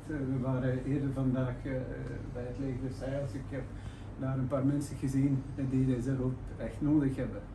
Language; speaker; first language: Dutch; non-native, fluent; Norwegian